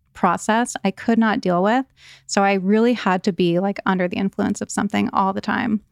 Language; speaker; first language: English; native; English